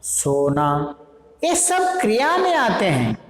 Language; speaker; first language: Hindi; non-native, local second language; Kannada